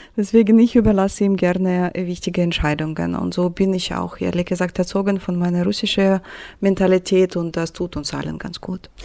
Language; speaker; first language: German; non-native, fluent; Russian